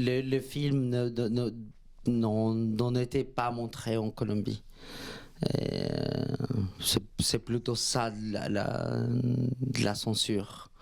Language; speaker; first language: French; non-native, fluent; Spanish